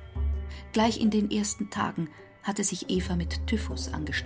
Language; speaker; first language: German; native; German